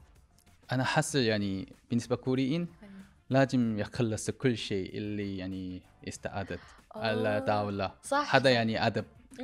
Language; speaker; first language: Arabic; non-native, learner; Korean